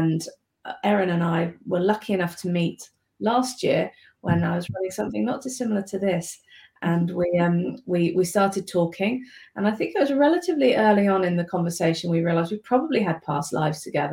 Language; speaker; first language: English; native; English